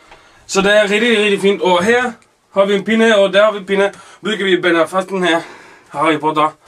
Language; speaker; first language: Norwegian; non-native, learner; Swedish